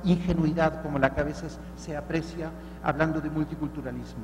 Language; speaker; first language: Spanish; non-native, fluent; German